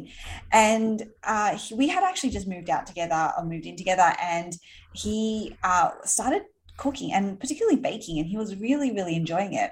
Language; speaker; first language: English; native; English